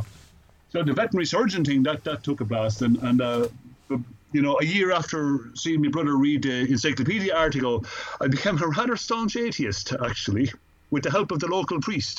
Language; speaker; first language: English; native; English